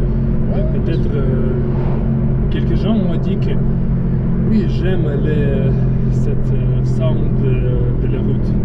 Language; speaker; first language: French; non-native, learner; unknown